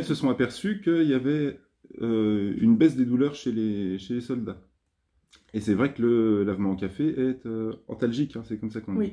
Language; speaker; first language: French; native; French